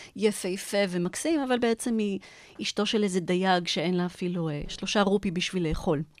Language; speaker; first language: Hebrew; non-native, fluent; Arabic